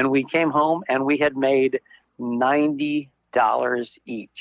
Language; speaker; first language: English; native; English